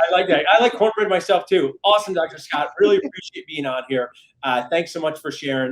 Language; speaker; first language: English; native; English